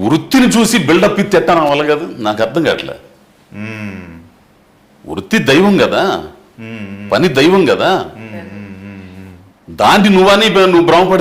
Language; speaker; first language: Telugu; native; Telugu